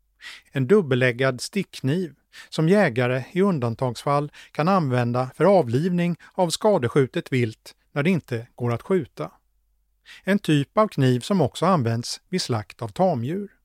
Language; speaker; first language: Swedish; native; Swedish